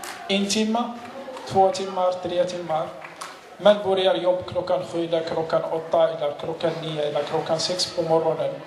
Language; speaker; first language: Swedish; non-native, learner; Arabic